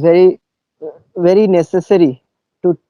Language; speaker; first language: English; non-native, fluent; Bangla